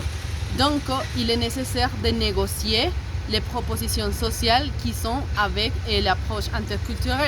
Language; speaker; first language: French; non-native, learner; Spanish